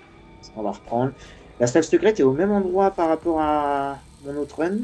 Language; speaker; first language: French; native; French